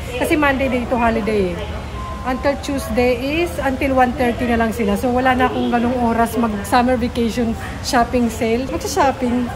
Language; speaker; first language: Filipino; native; Filipino